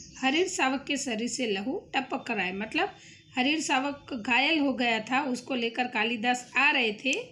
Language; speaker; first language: Hindi; non-native, local second language; Gujarati